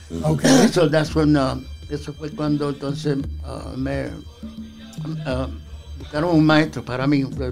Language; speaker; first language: Spanish; early bilingual, heritage; Spanish